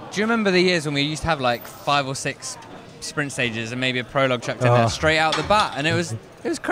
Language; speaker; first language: English; native; English